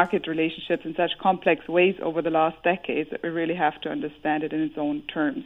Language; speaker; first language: English; non-native, fluent; German